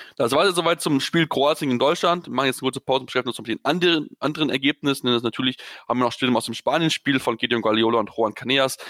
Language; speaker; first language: German; native; German